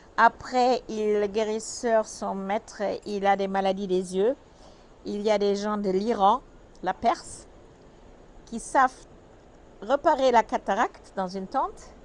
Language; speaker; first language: French; non-native, fluent; German